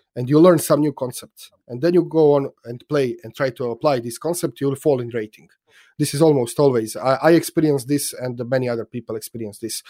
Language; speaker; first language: English; non-native, fluent; Croatian